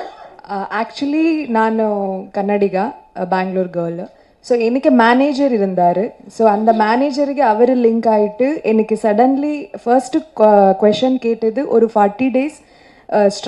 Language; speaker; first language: Tamil; non-native, learner; Kannada